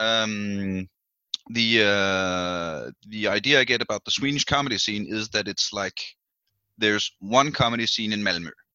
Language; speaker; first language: English; non-native, fluent; Danish